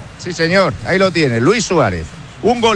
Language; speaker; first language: Spanish; native; Spanish